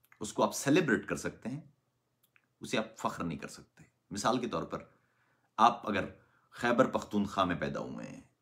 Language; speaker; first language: Urdu; native; Urdu